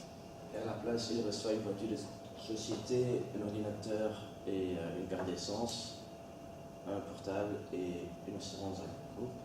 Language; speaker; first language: French; non-native, learner; Dutch